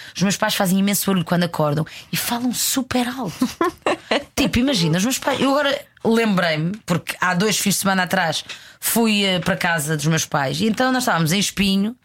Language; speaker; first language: Portuguese; native; Portuguese